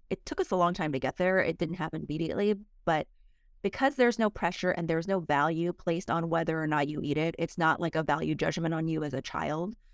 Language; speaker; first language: English; early bilingual, other home language; Korean